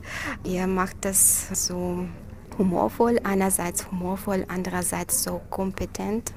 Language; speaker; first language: German; non-native, fluent; Russian